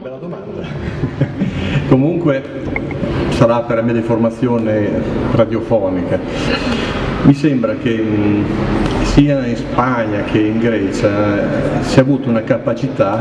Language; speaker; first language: Italian; native; Italian